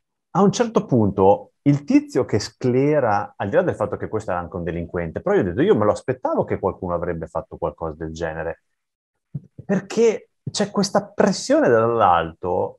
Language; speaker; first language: Italian; native; Italian